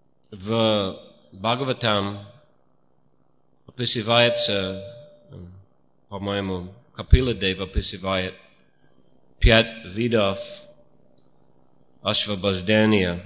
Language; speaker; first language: Russian; non-native, fluent; English